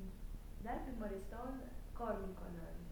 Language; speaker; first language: Persian; non-native, learner; Russian